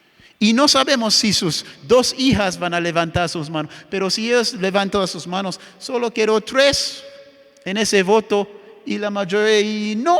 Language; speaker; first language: Spanish; non-native, fluent; English